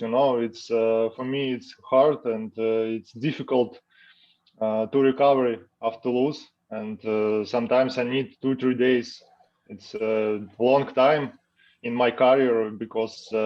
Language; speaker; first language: English; non-native, learner; Russian